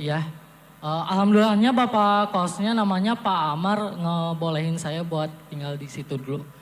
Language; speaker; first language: Indonesian; native; Indonesian